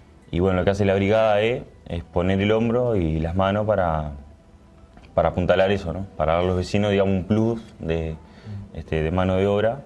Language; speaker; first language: Spanish; native; Spanish